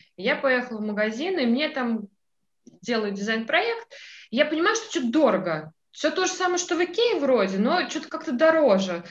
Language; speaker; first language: Russian; native; Russian